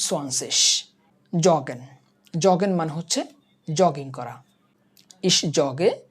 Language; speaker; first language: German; non-native, learner; Bangla